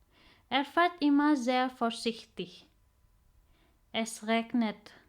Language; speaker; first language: German; non-native, fluent; Indonesian